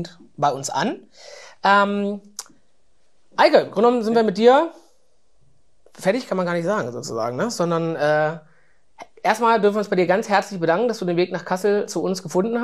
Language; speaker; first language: German; native; German